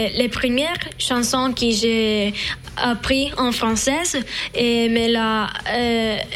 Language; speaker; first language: French; non-native, learner; Italian